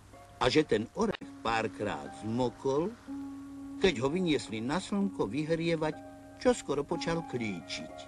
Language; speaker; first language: Slovak; native; Slovak